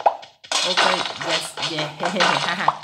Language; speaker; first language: English; non-native, learner; Vietnamese